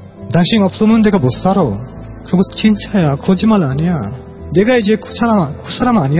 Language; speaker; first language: Korean; non-native, fluent; Bangla